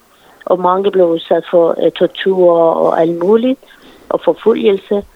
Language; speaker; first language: Danish; non-native, fluent; Persian